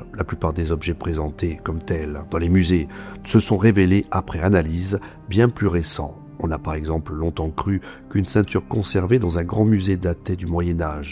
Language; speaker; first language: French; native; French